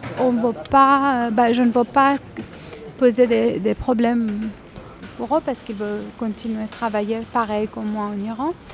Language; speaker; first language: French; non-native, fluent; Persian